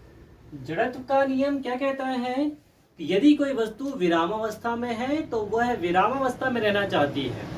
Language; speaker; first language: Hindi; native; Hindi